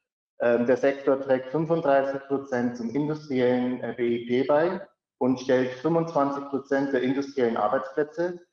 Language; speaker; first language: German; native; German